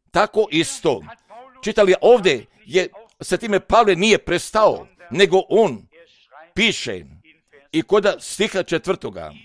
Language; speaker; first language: Serbian; non-native, fluent; German